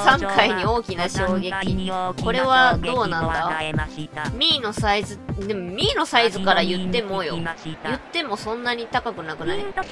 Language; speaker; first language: Japanese; native; Japanese